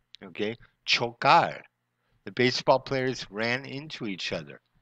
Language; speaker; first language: English; native; English